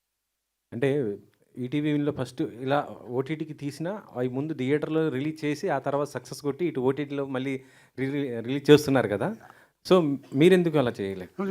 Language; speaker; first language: Telugu; native; Telugu